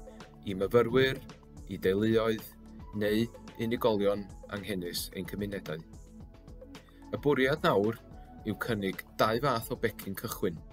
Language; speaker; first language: Welsh; native; Welsh